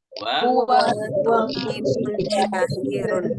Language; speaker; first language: Arabic; non-native, learner; Indonesian